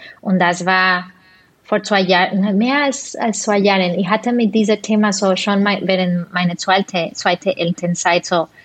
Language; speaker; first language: German; non-native, fluent; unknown